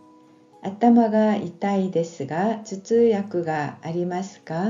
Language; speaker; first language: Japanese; non-native, fluent; Korean